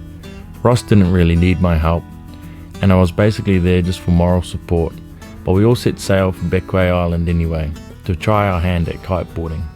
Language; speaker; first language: English; native; English